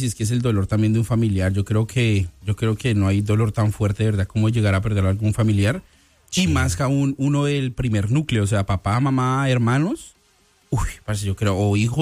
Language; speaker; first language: Spanish; native; Spanish